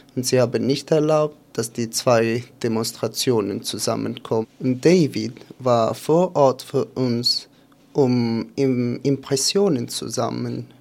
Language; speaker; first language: German; non-native, fluent; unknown